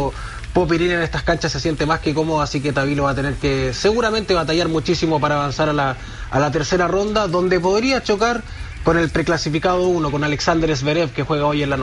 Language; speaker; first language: Spanish; native; Spanish